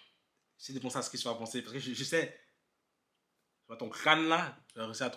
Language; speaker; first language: French; native; French